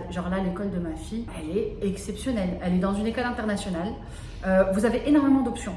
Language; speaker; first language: French; early bilingual, other home language; Arabic